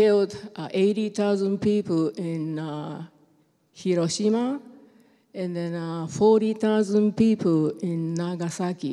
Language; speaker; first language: English; non-native, fluent; Japanese